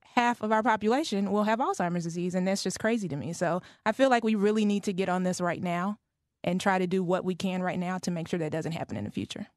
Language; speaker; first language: English; native; English